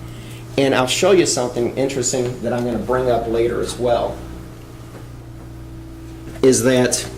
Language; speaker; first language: English; native; English